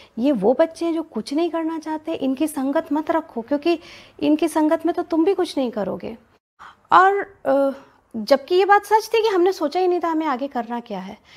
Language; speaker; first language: Hindi; native; Hindi